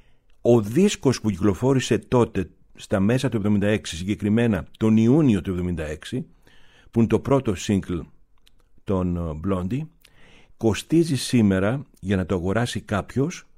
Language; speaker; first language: Greek; native; Greek